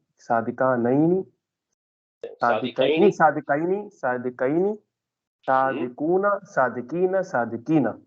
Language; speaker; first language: Arabic; non-native, learner; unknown